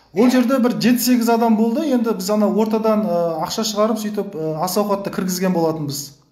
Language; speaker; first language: Kazakh; native; Kazakh